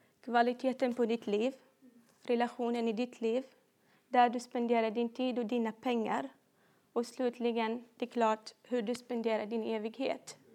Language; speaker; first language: Swedish; non-native, fluent; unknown